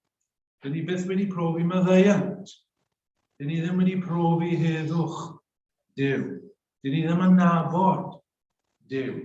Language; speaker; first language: Welsh; native; Welsh